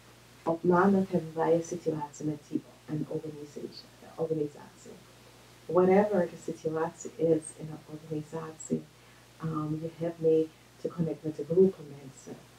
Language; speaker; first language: Dutch; non-native, fluent; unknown